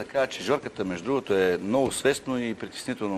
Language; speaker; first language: Bulgarian; native; Bulgarian